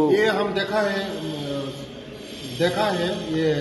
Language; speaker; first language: Hindi; non-native, local second language; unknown